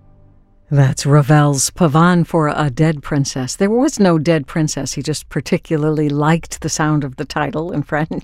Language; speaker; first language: English; native; English